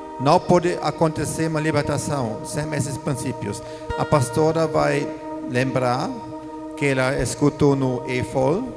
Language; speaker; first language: Portuguese; non-native, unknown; German